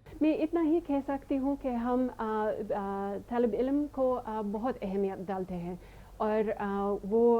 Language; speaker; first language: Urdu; non-native, fluent; English